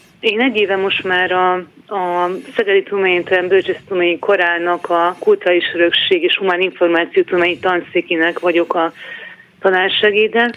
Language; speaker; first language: Hungarian; native; Hungarian